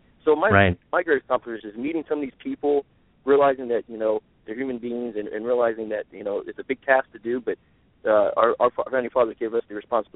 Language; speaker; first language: English; native; English